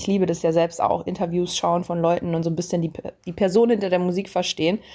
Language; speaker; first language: German; native; German